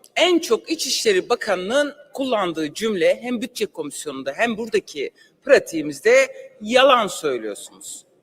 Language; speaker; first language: Turkish; non-native, local second language; Kurdish